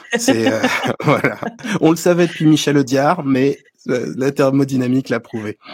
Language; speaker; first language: French; native; French